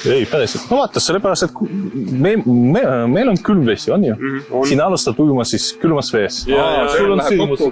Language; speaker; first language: Estonian; non-native, local second language; Russian